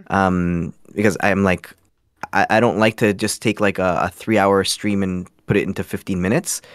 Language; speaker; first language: English; early bilingual, other home language; Spanish